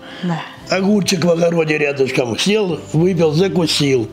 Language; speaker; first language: Russian; native; Russian